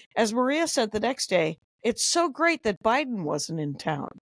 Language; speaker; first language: English; native; English